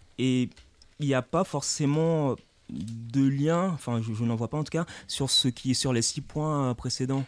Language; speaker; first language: French; early bilingual, other home language; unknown